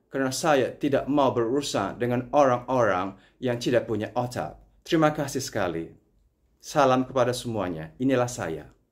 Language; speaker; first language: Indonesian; non-native, fluent; Italian